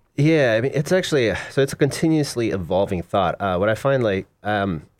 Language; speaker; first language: English; early bilingual, other home language; Russian